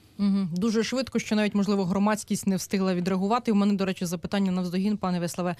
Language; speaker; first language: Ukrainian; native; Ukrainian